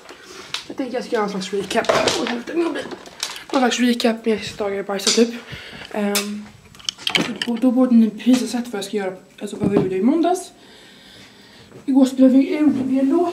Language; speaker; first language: Swedish; native; Swedish